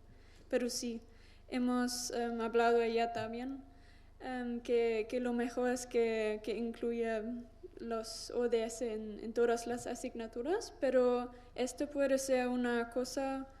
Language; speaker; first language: Spanish; non-native, learner; German